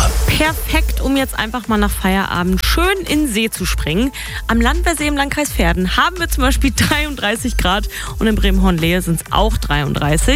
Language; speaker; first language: German; native; German